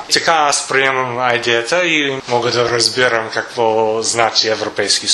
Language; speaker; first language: Bulgarian; non-native, learner; English